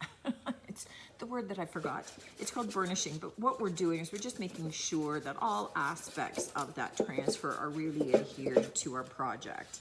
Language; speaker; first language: English; native; English